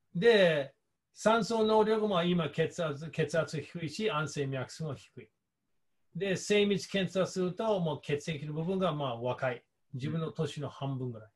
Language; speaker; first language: Japanese; non-native, fluent; English